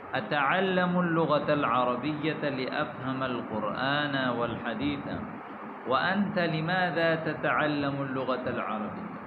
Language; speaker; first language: Arabic; non-native, fluent; Urdu